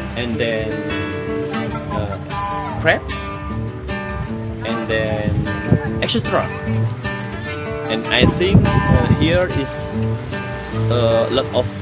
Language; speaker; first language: English; non-native, learner; Indonesian